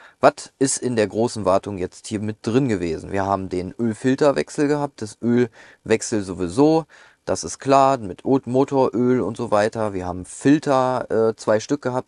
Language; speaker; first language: German; native; German